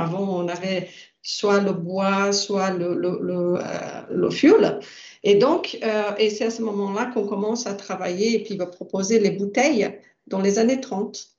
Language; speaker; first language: French; non-native, fluent; Portuguese